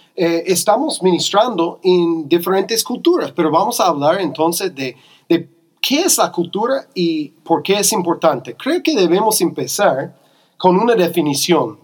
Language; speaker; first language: Spanish; non-native, fluent; English